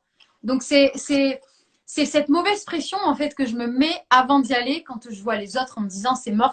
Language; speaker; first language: French; native; French